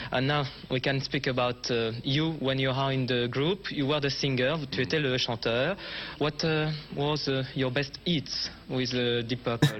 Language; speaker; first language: English; non-native, learner; French